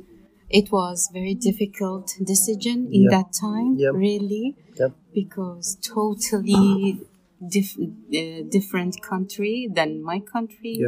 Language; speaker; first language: English; non-native, learner; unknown